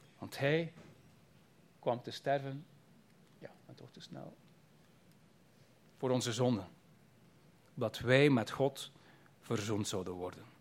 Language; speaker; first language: Dutch; native; Dutch